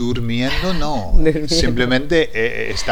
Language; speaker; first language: Spanish; non-native, learner; English